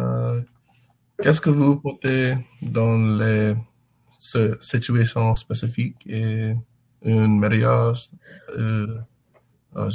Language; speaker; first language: French; non-native, learner; English